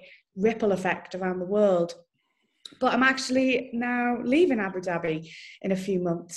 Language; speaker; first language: English; native; English